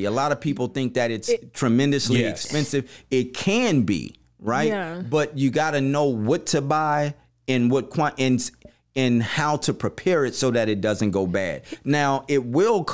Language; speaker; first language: English; native; English